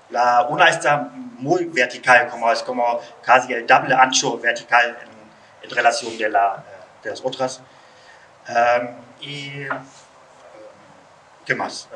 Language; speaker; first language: Spanish; non-native, learner; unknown